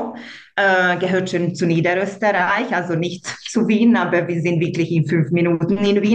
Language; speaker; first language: German; non-native, local second language; Hungarian